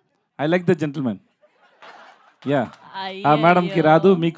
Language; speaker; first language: Telugu; non-native, learner; Tamil